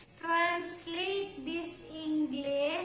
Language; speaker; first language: English; non-native, local second language; Filipino